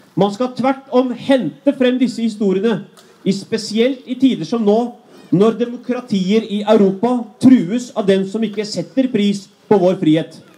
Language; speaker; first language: Norwegian; early bilingual, other home language; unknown